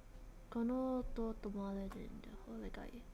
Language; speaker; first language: Japanese; non-native, learner; English